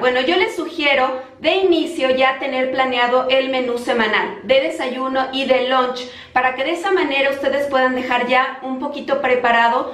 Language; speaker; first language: Spanish; native; Spanish